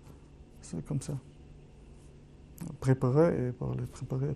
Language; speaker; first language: French; non-native, learner; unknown